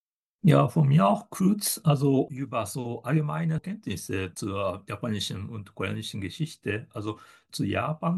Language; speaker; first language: German; non-native, fluent; Japanese